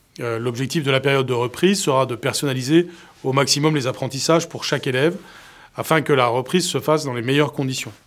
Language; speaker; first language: French; native; French